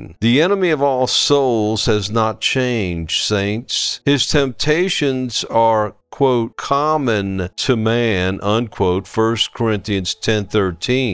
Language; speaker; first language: English; native; English